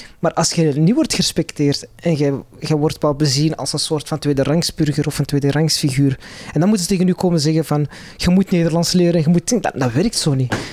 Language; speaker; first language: Dutch; non-native, local second language; Arabic